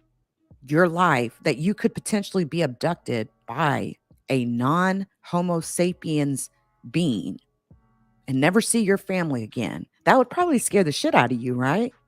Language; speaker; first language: English; native; English